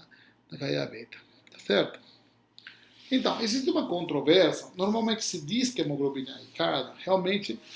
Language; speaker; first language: Portuguese; non-native, fluent; Spanish